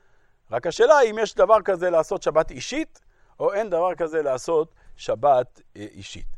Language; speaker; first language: Hebrew; native; Hebrew